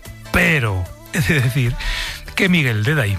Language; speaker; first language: Spanish; native; Spanish